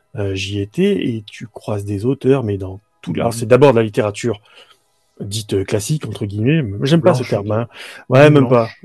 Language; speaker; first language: French; native; French